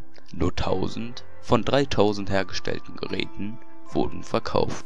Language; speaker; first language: German; native; German